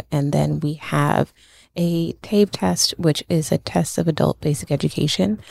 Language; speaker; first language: English; native; English